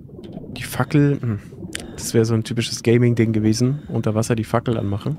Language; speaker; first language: German; native; German